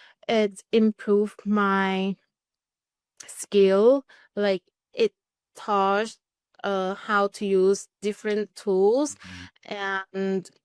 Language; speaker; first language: English; non-native, learner; Thai